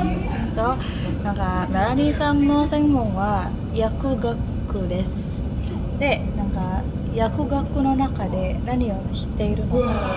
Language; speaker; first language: Japanese; non-native, learner; Indonesian